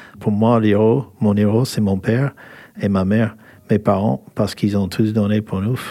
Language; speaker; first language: French; non-native, fluent; English